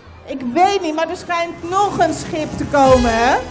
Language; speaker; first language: Dutch; native; Dutch